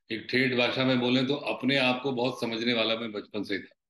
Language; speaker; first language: Hindi; native; Hindi